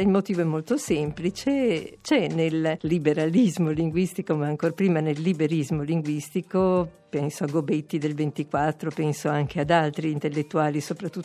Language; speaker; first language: Italian; native; Italian